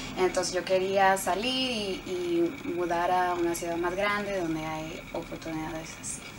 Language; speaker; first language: Spanish; early bilingual, heritage; Spanish